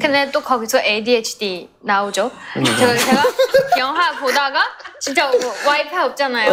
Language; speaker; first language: Korean; non-native, fluent; Chinese